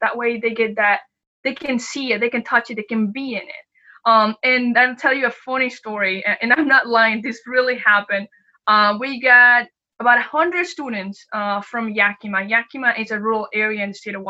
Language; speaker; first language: English; non-native, fluent; Spanish